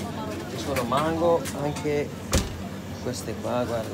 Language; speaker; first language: Italian; non-native, learner; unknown